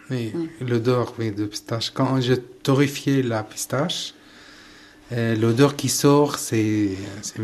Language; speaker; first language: French; non-native, learner; Arabic